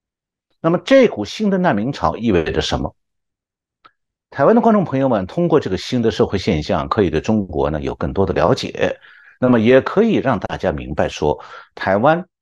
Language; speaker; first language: Chinese; native; Chinese